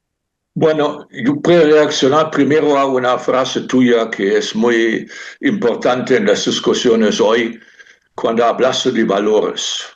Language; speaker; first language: Spanish; non-native, fluent; German